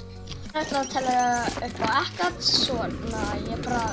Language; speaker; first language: Icelandic; non-native, learner; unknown